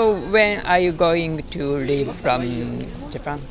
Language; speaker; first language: English; non-native, learner; Japanese